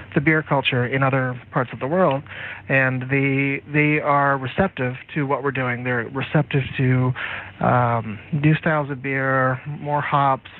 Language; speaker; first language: English; native; English